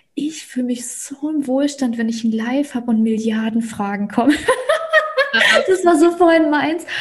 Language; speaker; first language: German; early bilingual, other home language; Russian